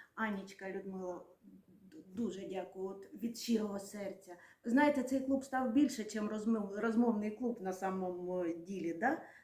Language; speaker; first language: Ukrainian; non-native, local second language; Russian